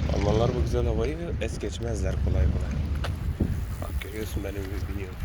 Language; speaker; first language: Turkish; early bilingual, heritage; Turkish